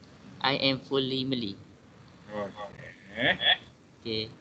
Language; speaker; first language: English; non-native, learner; Malay